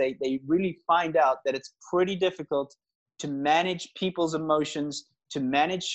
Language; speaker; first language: English; native; English